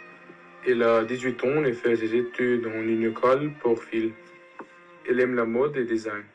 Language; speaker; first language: French; non-native, learner; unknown